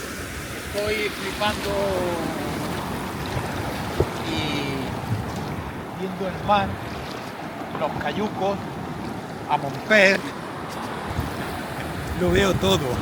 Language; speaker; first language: Spanish; non-native, fluent; Italian